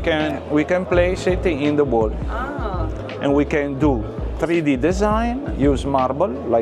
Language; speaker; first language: English; non-native, learner; Italian